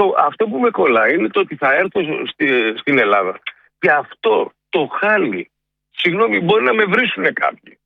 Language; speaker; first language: Greek; native; Greek